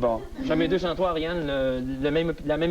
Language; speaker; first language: French; native; French